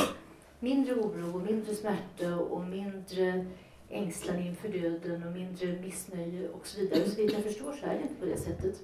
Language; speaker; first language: Swedish; native; Swedish